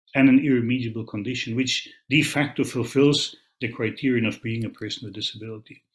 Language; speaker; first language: English; non-native, fluent; Dutch